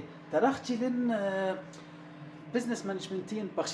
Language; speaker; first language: Mongolian; non-native, learner; Arabic